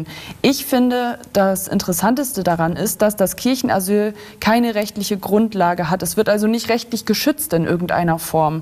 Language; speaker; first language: German; native; German